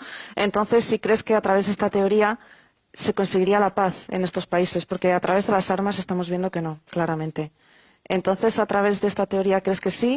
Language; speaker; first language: Spanish; native; Spanish